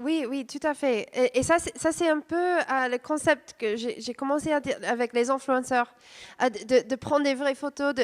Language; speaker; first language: French; non-native, fluent; English